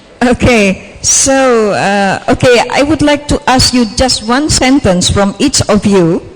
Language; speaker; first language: English; non-native, fluent; Indonesian